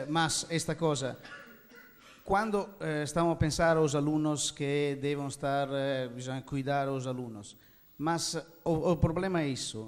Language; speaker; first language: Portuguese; non-native, learner; Italian